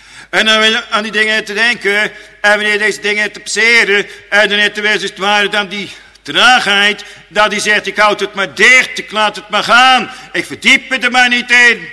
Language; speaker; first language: Dutch; native; Dutch